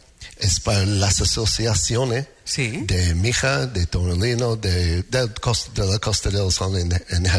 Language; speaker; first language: Spanish; non-native, fluent; English